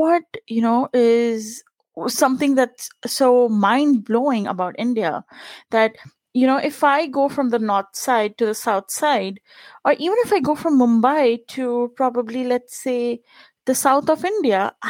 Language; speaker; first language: English; non-native, local second language; Punjabi